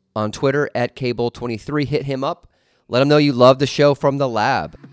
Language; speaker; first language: English; native; English